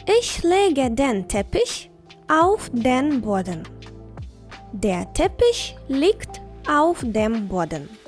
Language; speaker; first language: German; non-native, fluent; Ukrainian